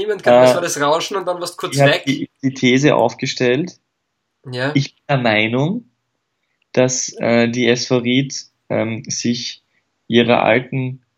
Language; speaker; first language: German; native; German